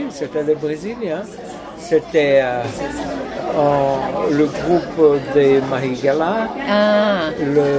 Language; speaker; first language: French; non-native, fluent; Portuguese